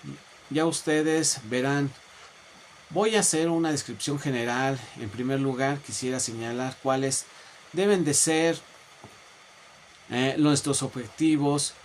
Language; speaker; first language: Spanish; native; Spanish